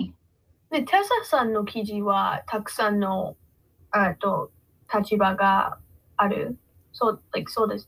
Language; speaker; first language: Japanese; non-native, learner; English